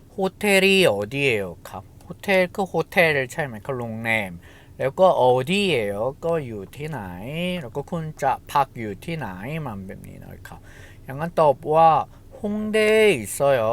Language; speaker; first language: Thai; non-native, fluent; Korean